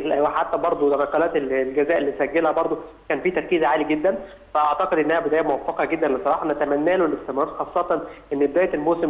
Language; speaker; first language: Arabic; native; Arabic